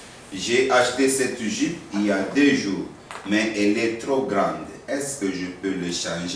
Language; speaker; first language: French; non-native, fluent; Korean